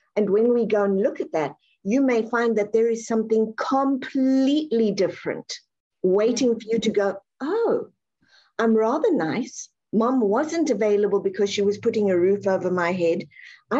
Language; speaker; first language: English; native; English